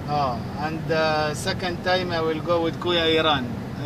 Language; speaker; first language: English; non-native, learner; Arabic